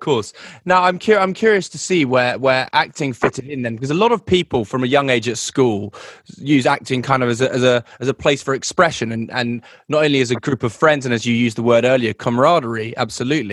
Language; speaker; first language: English; native; English